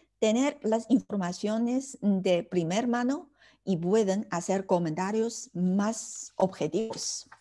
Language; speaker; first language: Spanish; non-native, fluent; Chinese